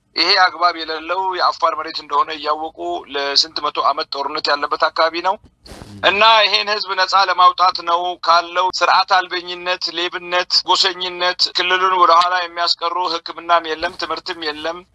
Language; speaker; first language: Amharic; non-native, local second language; Afar